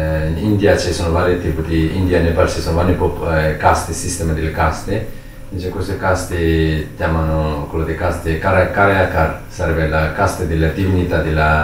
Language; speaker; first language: Italian; non-native, learner; Tibetan